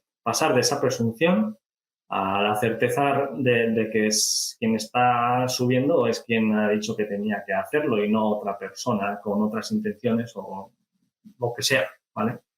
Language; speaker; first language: Spanish; native; Spanish